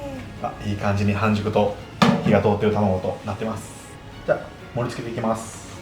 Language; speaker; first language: Japanese; native; Japanese